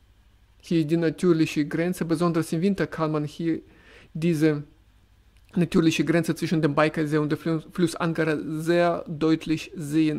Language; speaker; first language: German; non-native, fluent; Russian